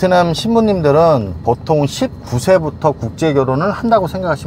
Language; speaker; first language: Korean; native; Korean